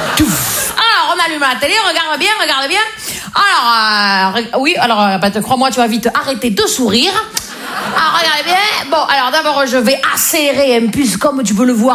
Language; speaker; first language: French; native; French